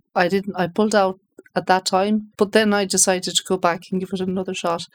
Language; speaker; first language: English; native; English